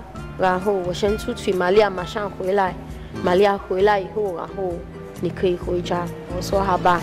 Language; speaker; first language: Chinese; non-native, fluent; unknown